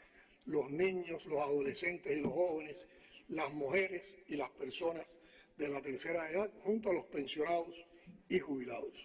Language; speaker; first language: Spanish; native; Spanish